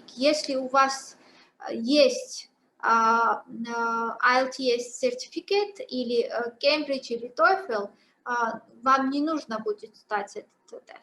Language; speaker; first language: Russian; non-native, fluent; Georgian